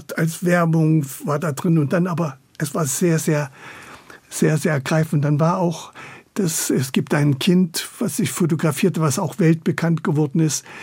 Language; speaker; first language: German; native; German